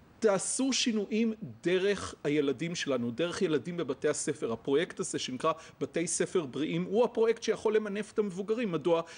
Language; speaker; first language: Hebrew; native; Hebrew